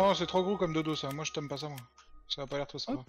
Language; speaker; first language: French; native; French